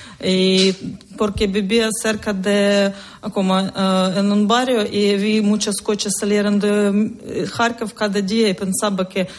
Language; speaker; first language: Spanish; non-native, learner; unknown